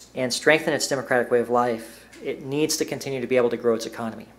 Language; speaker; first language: English; native; English